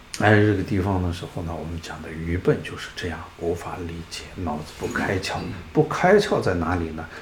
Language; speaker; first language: Chinese; non-native, local second language; Tibetan